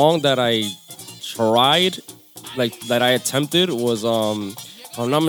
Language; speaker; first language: English; native; English